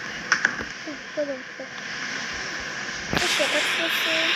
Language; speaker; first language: French; native; French